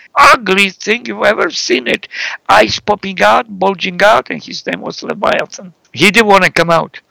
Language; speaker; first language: English; non-native, fluent; Polish